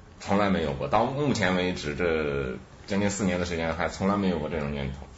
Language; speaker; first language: Chinese; native; Chinese